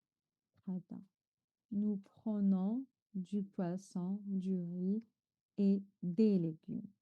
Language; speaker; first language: French; non-native, fluent; Chinese